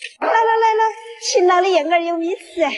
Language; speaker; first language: Chinese; native; Chinese